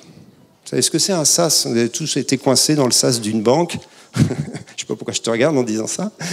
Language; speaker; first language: French; native; French